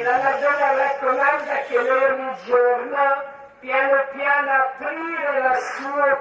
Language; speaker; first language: Italian; non-native, learner; Croatian